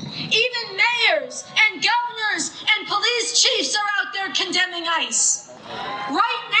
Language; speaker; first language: English; native; English